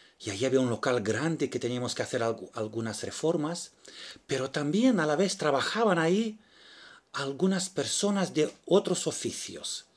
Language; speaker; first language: Spanish; non-native, fluent; Romanian